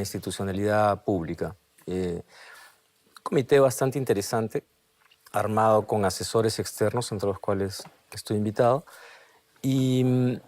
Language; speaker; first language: Spanish; native; Spanish